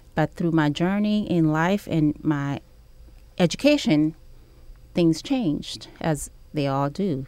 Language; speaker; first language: English; early bilingual, other home language; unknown